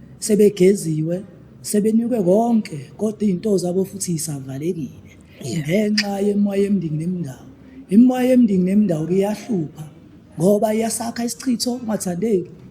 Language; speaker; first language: Zulu; native; Zulu